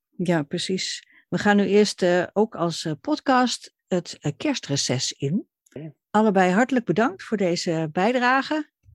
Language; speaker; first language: Dutch; native; Dutch